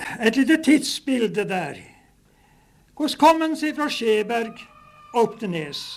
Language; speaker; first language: Norwegian; native; Norwegian